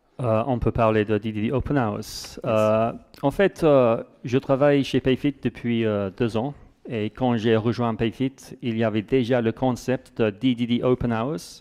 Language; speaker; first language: French; non-native, fluent; English